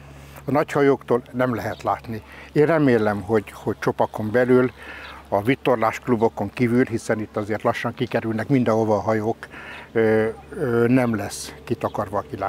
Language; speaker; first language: Hungarian; native; Hungarian